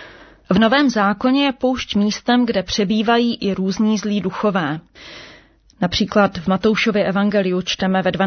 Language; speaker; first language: Czech; native; Czech